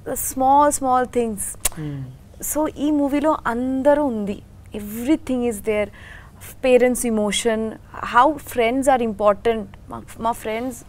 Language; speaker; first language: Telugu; non-native, learner; Bangla